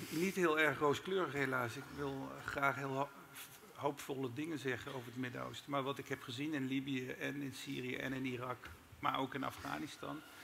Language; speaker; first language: Dutch; early bilingual, other home language; Turkish